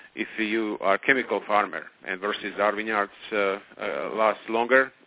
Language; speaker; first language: English; non-native, fluent; Croatian